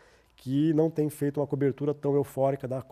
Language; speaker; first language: Portuguese; native; Portuguese